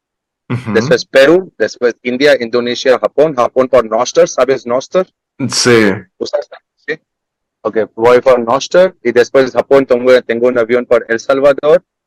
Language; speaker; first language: Spanish; non-native, learner; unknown